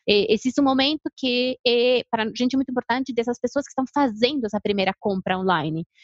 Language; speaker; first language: Portuguese; non-native, fluent; Spanish